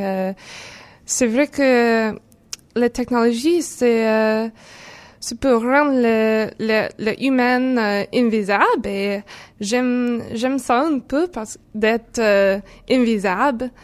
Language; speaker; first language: French; non-native, learner; English